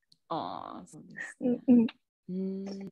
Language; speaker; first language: Japanese; non-native, learner; English